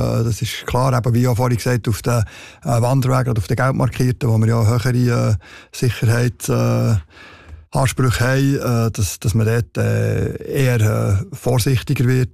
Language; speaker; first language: German; native; German